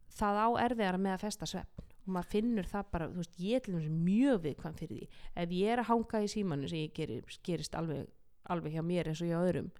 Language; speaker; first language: Icelandic; native; Icelandic